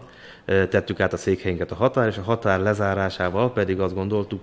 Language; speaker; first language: Hungarian; native; Hungarian